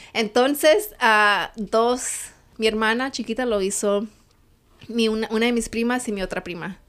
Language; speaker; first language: Spanish; early bilingual, heritage; Spanish